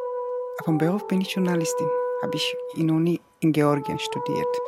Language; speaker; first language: German; non-native, learner; Georgian